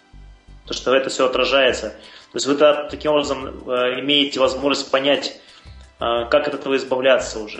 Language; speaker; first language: Russian; native; Russian